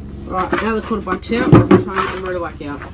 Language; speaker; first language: English; native; English